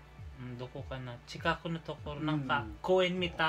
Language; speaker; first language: Japanese; non-native, local second language; Filipino